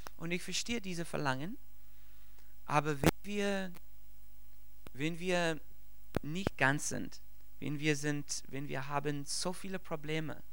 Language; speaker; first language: German; non-native, fluent; English